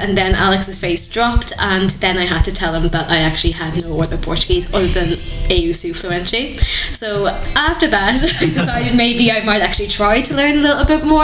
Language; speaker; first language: English; native; English